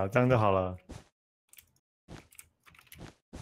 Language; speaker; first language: Chinese; native; Chinese